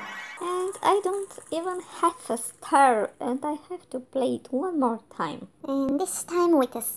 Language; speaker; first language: English; non-native, fluent; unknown